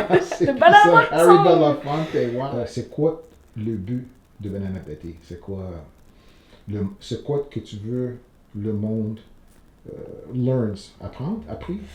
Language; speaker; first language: French; non-native, learner; English